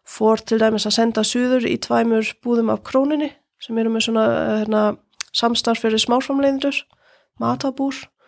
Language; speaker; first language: Icelandic; non-native, fluent; German